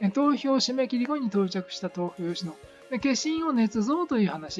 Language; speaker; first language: Japanese; native; Japanese